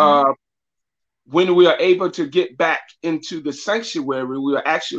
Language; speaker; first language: English; native; English